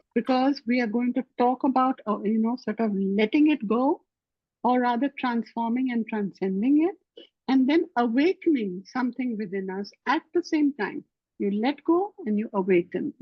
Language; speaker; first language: English; non-native, local second language; Hindi